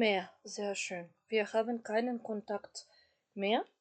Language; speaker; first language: German; non-native, fluent; Macedonian